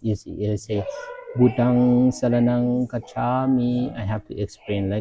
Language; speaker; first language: English; non-native, fluent; Lao